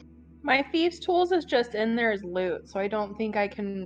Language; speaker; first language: English; native; English